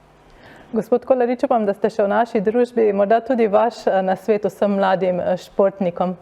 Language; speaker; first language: Slovenian; native; Slovenian